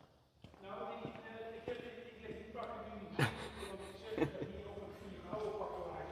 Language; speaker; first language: Dutch; native; Dutch